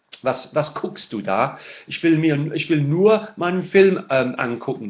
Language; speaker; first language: German; non-native, fluent; English